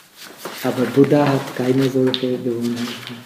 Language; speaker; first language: German; non-native, fluent; Czech